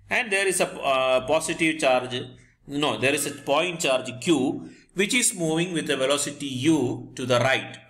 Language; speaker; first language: English; non-native, local second language; Malayalam